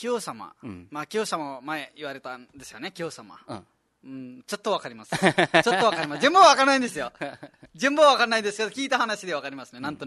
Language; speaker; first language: Japanese; non-native, fluent; Nepali